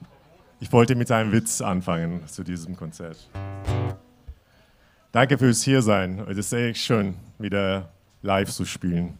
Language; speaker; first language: German; non-native, fluent; Turkish